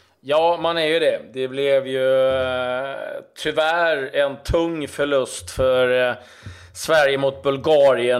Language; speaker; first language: Swedish; native; Swedish